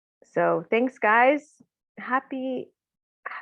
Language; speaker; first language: English; native; English